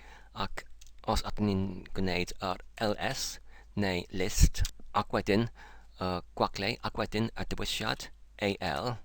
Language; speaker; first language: Welsh; non-native, learner; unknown